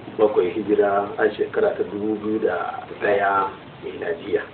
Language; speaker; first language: Hausa; non-native, local second language; Fula